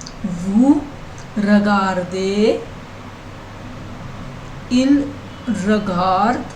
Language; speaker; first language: French; non-native, learner; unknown